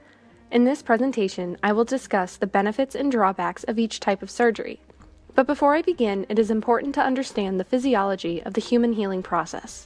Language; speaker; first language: English; native; English